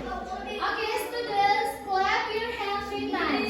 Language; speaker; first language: English; non-native, fluent; Indonesian